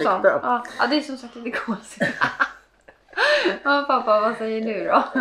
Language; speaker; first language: Swedish; native; Swedish